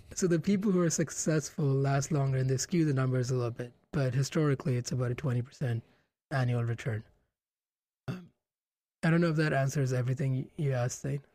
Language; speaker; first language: English; non-native, local second language; Hindi